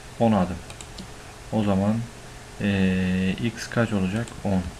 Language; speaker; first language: Turkish; native; Turkish